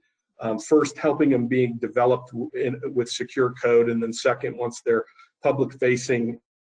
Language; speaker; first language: English; native; English